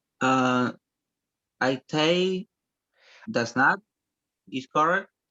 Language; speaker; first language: English; non-native, learner; Spanish